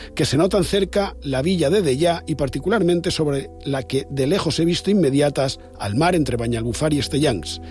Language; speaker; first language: Spanish; non-native, local second language; Catalan